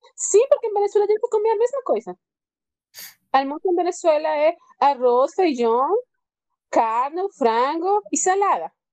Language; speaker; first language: Portuguese; non-native, fluent; Spanish